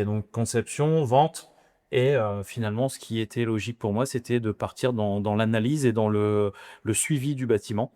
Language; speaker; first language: French; native; French